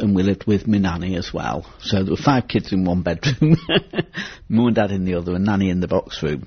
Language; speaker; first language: English; native; English